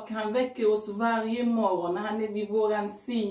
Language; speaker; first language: Swedish; non-native, fluent; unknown